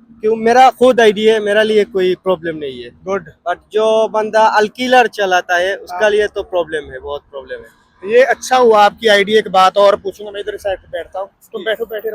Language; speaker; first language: Hindi; non-native, learner; Bangla